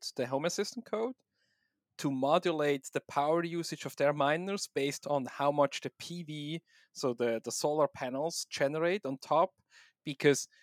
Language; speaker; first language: English; non-native, fluent; German